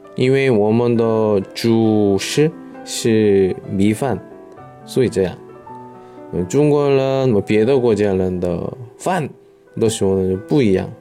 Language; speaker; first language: Chinese; non-native, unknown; Korean